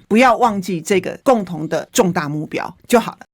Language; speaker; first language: Chinese; native; Chinese